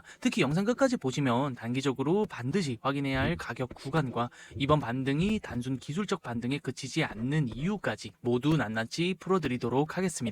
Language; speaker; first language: Korean; native; Korean